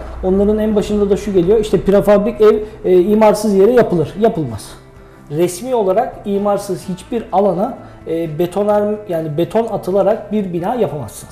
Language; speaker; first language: Turkish; native; Turkish